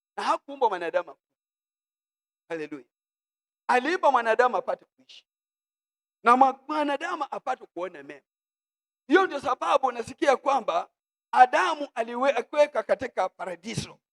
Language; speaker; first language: Swahili; non-native, local second language; Luo (Kenya and Tanzania)